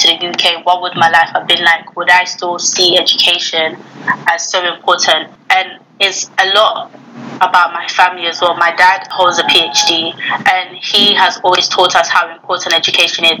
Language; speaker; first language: English; native; English